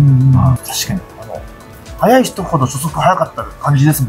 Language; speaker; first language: Japanese; native; Japanese